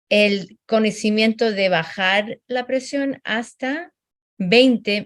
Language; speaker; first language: Spanish; non-native, fluent; English